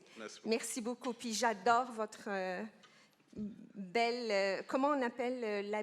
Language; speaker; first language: French; non-native, local second language; Arabic